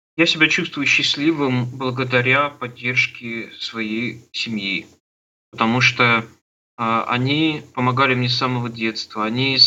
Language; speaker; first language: Russian; native; Russian